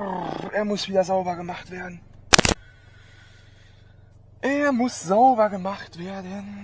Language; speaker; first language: German; native; German